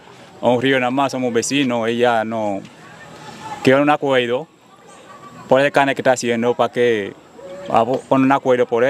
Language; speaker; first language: Spanish; non-native, fluent; Haitian Creole